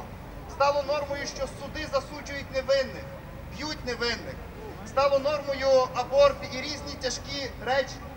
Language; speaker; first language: Ukrainian; native; Ukrainian